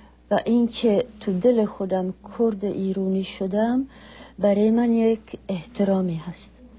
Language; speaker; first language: Persian; non-native, fluent; Czech